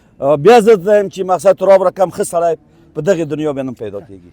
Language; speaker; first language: Pashto; native; Pashto